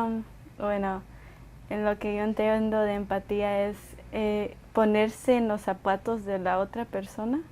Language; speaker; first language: Spanish; early bilingual, other home language; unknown